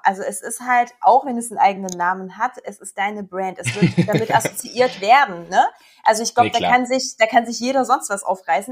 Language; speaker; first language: German; native; German